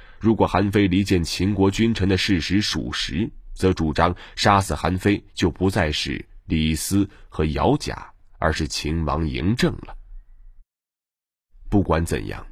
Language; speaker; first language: Chinese; native; Chinese